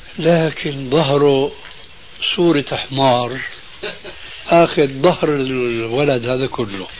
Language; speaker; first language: Arabic; early bilingual, other home language; Albanian